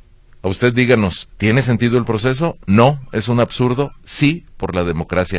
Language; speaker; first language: Spanish; native; Spanish